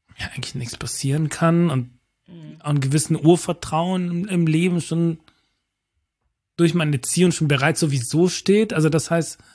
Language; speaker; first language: German; non-native, fluent; Portuguese